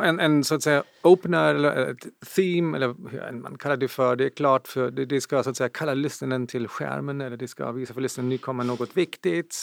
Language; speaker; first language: Swedish; non-native, fluent; German